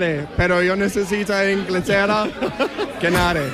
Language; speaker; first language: Spanish; non-native, learner; English